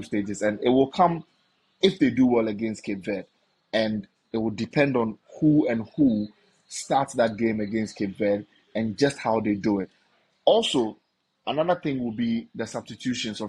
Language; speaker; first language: English; non-native, local second language; Akan